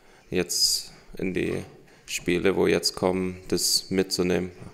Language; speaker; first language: German; early bilingual, heritage; German